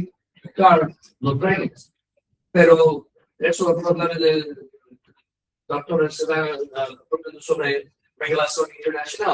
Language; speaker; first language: Spanish; non-native, learner; English